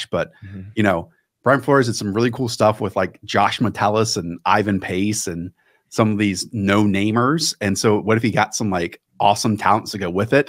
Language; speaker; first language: English; native; English